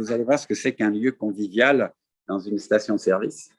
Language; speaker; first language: French; native; French